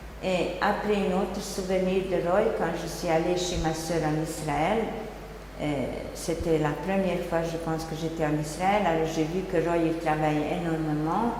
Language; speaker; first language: French; non-native, fluent; Hungarian